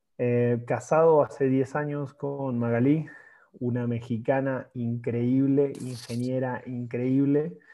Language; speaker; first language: Spanish; native; Spanish